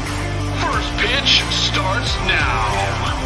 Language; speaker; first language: English; native; English